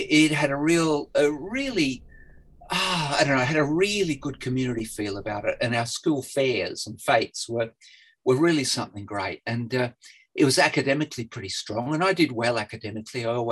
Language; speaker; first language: English; native; English